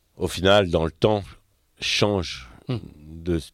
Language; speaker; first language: French; native; French